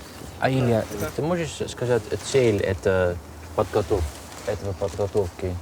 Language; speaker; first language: Russian; non-native, learner; Dutch